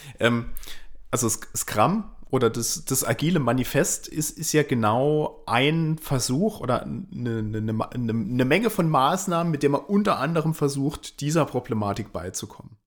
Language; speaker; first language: German; native; German